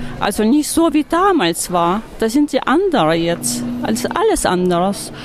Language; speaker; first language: German; non-native, fluent; Russian